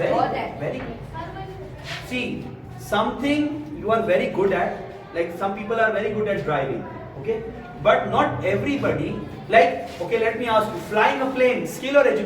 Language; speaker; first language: English; non-native, local second language; Urdu